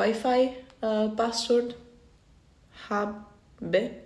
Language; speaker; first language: Dutch; non-native, learner; Italian